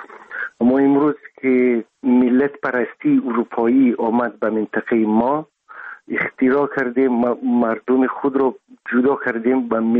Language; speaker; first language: Persian; non-native, local second language; Russian